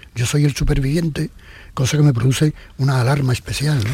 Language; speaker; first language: Spanish; native; Spanish